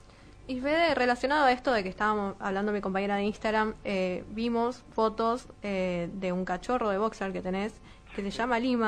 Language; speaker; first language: Spanish; native; Spanish